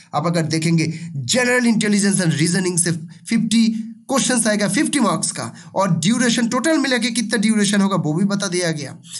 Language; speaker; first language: Hindi; non-native, local second language; Bangla